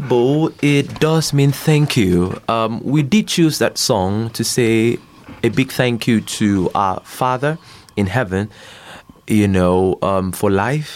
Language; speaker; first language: English; non-native, local second language; Ibibio